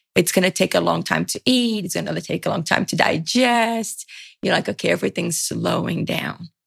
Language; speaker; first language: English; early bilingual, other home language; Portuguese